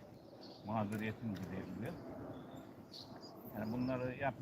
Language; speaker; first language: Turkish; native; Turkish